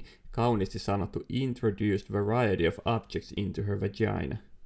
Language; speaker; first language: Finnish; native; Finnish